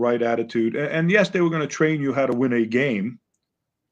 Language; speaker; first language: English; native; English